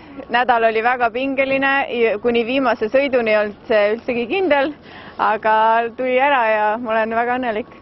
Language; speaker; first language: Estonian; native; Estonian